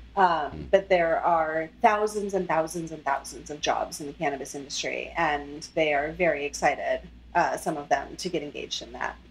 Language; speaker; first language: English; native; English